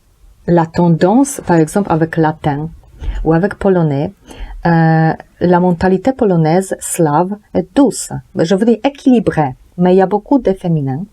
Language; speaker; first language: French; non-native, learner; Polish